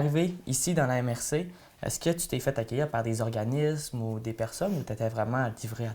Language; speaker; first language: French; native; French